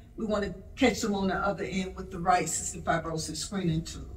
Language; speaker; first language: English; native; English